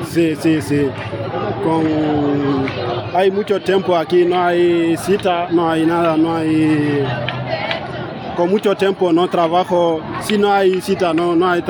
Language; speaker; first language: Spanish; non-native, learner; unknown